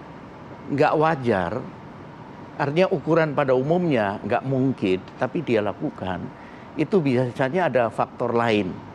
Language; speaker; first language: Indonesian; native; Indonesian